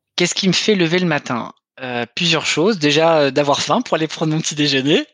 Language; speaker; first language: French; native; French